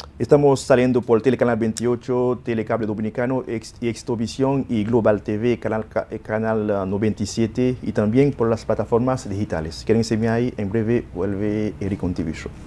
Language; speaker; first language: Spanish; non-native, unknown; Haitian Creole